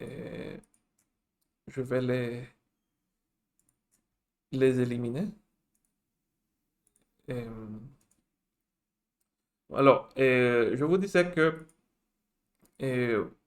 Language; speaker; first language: French; non-native, fluent; Spanish